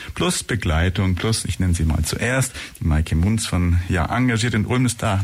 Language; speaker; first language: German; native; German